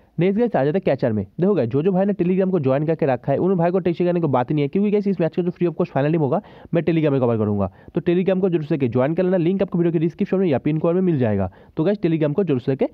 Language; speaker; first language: Hindi; native; Hindi